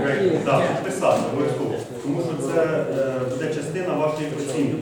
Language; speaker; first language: Ukrainian; native; Ukrainian